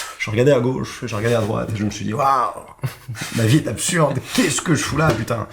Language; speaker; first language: French; non-native, local second language; Arabic